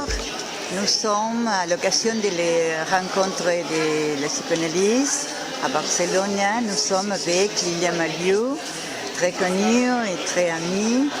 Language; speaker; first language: French; non-native, fluent; Spanish